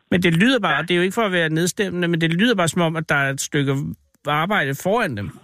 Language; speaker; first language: Danish; native; Danish